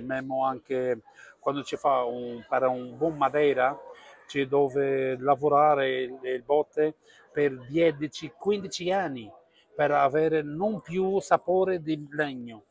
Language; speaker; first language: Italian; non-native, learner; Portuguese